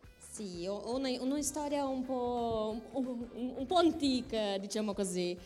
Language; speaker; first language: Italian; non-native, learner; Portuguese